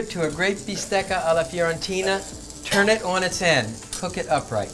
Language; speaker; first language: English; native; English